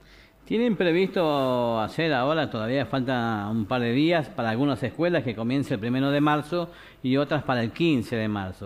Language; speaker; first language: Spanish; native; Spanish